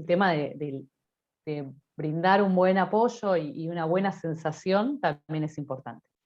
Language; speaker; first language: Spanish; native; Spanish